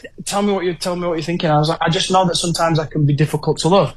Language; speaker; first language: English; native; English